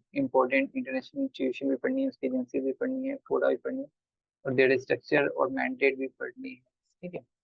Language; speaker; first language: Hindi; native; Hindi